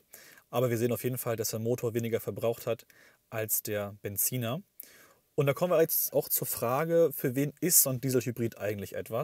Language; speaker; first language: German; native; German